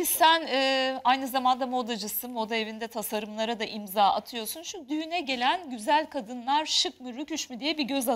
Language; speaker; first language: Turkish; native; Turkish